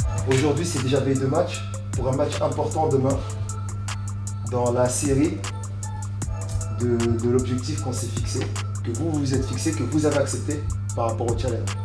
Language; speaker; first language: French; native; French